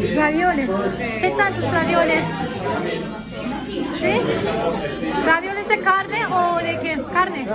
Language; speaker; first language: Spanish; non-native, fluent; Turkish